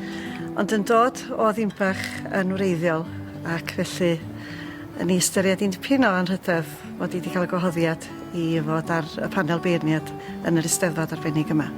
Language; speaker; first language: Welsh; native; Welsh